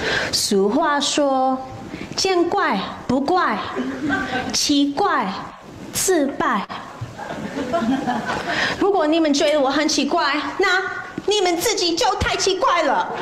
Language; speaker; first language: Chinese; non-native, fluent; English